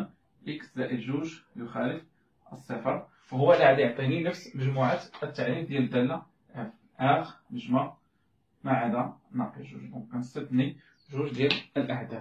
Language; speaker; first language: Arabic; native; Arabic